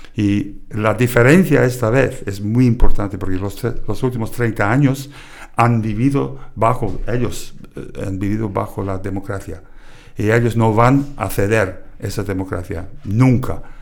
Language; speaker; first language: Spanish; non-native, fluent; English